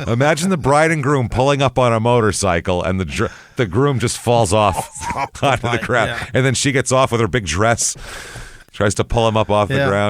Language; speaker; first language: English; native; English